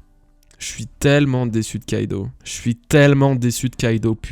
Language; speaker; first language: French; native; French